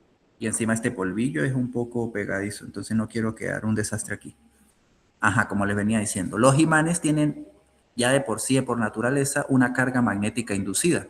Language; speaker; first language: Spanish; native; Spanish